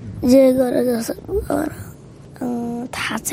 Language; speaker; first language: Nepali; early bilingual, heritage; Nepali